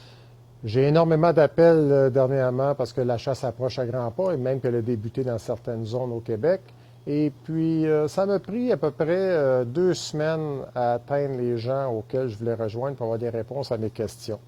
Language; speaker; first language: French; native; French